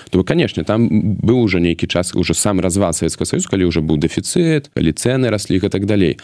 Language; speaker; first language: Belarusian; native; Belarusian